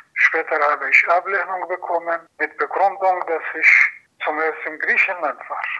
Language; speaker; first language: German; non-native, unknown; Persian